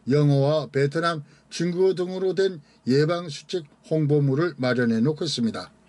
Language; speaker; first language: Korean; native; Korean